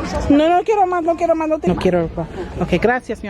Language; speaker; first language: Spanish; non-native, learner; English